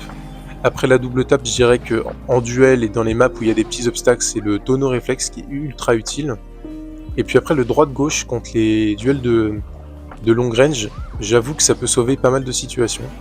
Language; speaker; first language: French; native; French